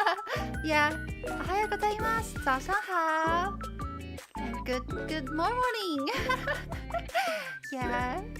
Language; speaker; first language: Japanese; non-native, learner; Chinese